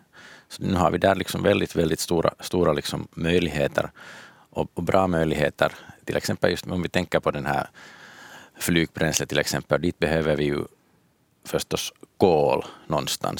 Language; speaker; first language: Swedish; native; Swedish